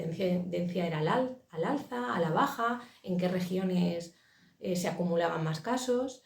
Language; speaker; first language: Spanish; native; Spanish